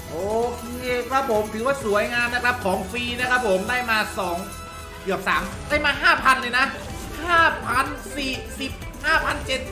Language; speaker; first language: Thai; native; Thai